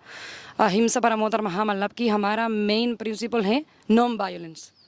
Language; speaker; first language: Hindi; non-native, learner; Spanish